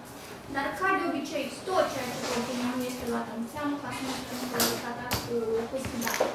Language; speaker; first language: Romanian; native; Romanian